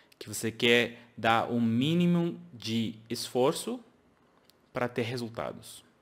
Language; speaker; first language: Portuguese; non-native, fluent; English